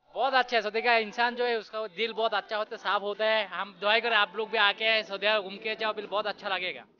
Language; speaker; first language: Hindi; non-native, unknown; Bangla